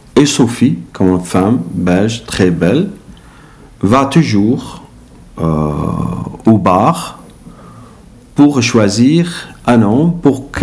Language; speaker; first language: French; non-native, learner; Arabic